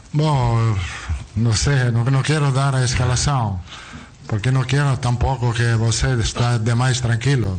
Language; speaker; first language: Portuguese; non-native, learner; Italian